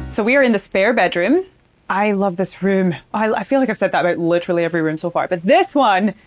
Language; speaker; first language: English; native; English